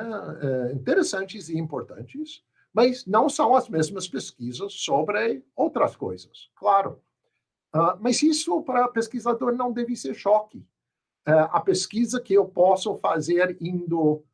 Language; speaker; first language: Portuguese; non-native, fluent; English